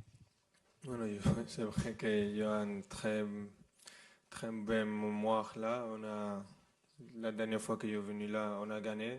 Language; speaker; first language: French; non-native, fluent; Spanish